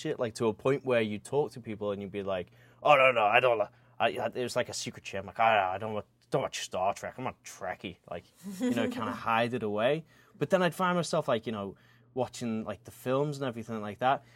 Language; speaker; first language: English; native; English